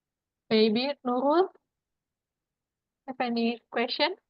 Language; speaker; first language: English; non-native, fluent; Indonesian